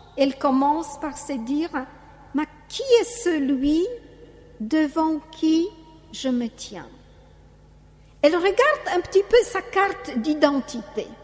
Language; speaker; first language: French; non-native, fluent; Polish